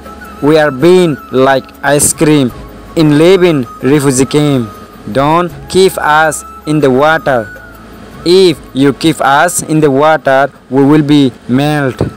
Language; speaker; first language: English; non-native, local second language; Rohingya